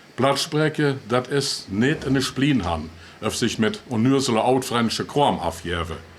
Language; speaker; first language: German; native; German